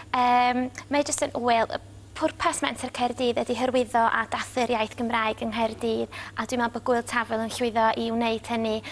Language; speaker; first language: Welsh; native; Welsh